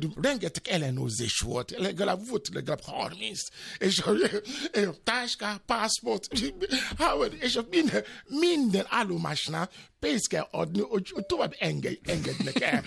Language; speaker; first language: Hungarian; non-native, learner; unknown